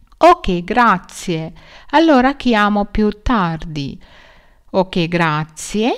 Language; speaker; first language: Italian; non-native, learner; Sinhala